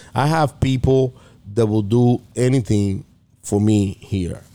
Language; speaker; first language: English; non-native, fluent; Spanish